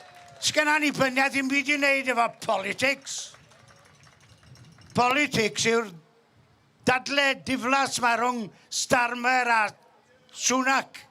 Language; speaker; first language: Welsh; native; Welsh